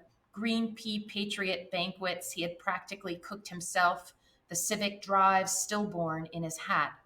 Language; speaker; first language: English; native; English